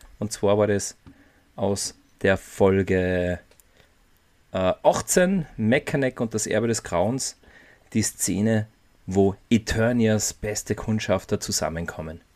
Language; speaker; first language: German; native; German